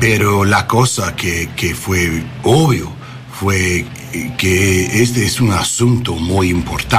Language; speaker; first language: Spanish; non-native, learner; English